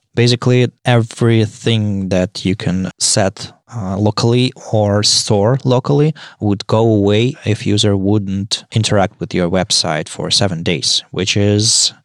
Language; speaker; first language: English; non-native, fluent; Russian